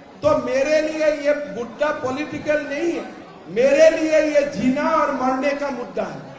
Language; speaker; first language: Hindi; non-native, local second language; Assamese